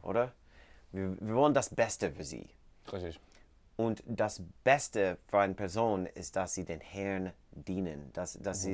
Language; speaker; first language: German; non-native, learner; English